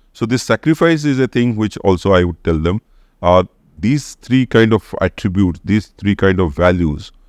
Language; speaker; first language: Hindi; non-native, local second language; Odia